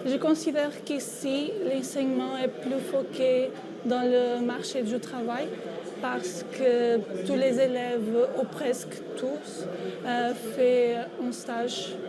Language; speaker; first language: French; non-native, learner; Portuguese